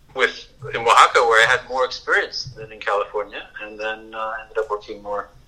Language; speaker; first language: English; native; English